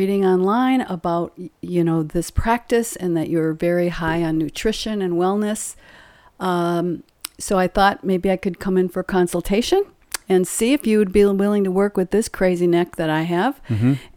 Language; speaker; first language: English; native; English